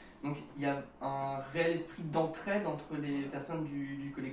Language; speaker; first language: French; native; French